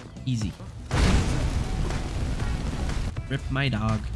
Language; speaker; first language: English; native; English